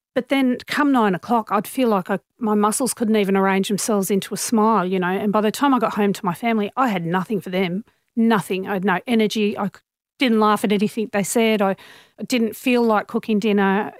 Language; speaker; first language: English; native; English